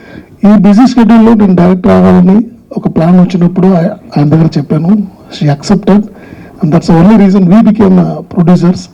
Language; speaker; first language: Telugu; non-native, learner; Tamil